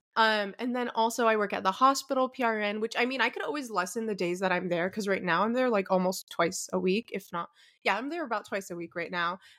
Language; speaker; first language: English; early bilingual, other home language; Arabic